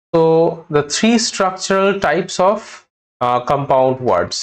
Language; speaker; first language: English; non-native, local second language; Bangla